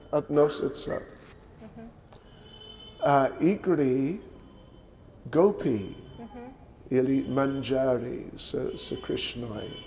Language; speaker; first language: Russian; non-native, learner; English